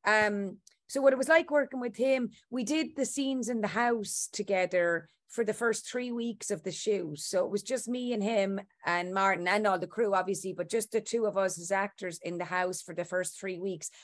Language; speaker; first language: English; native; English